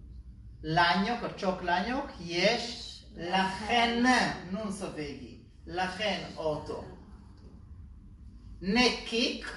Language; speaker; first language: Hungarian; non-native, learner; Hebrew